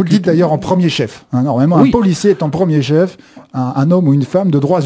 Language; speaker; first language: French; native; French